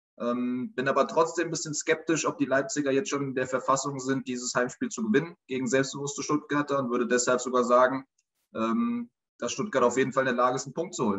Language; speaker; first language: German; native; German